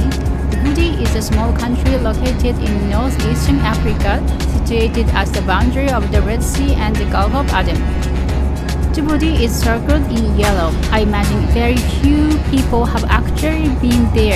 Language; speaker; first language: English; non-native, learner; Japanese